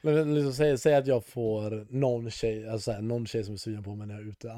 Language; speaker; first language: Swedish; native; Swedish